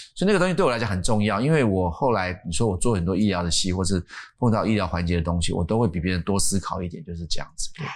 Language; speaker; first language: Chinese; native; Chinese